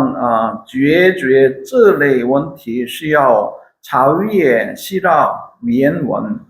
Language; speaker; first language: Chinese; non-native, fluent; Korean